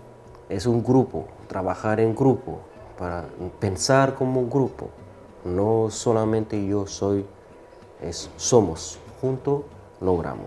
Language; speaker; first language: Spanish; non-native, fluent; French